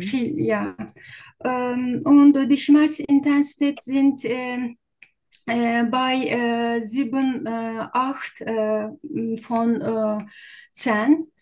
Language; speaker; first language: German; non-native, learner; Turkish